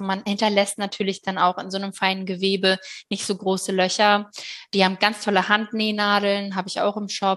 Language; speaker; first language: German; native; German